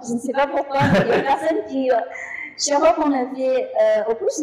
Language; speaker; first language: French; non-native, fluent; Indonesian